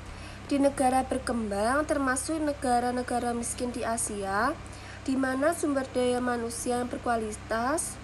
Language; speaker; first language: Indonesian; native; Indonesian